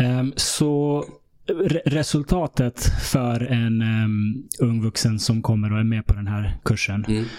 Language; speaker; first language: Swedish; early bilingual, other home language; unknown